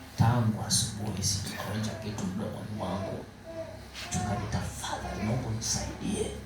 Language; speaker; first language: Swahili; native; Swahili